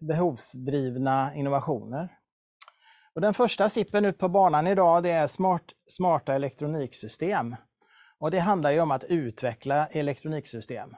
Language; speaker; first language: Swedish; native; Swedish